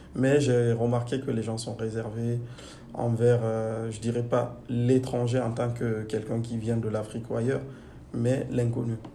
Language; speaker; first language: French; non-native, local second language; Fula